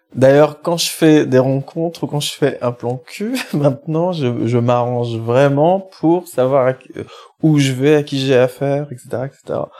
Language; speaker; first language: French; non-native, local second language; Arabic